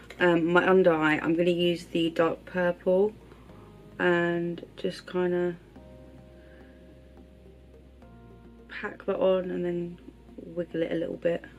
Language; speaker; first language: English; native; English